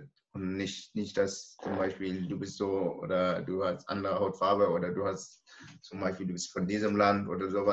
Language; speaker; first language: German; non-native, learner; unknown